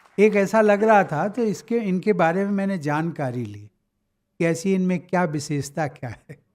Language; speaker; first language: Hindi; native; Hindi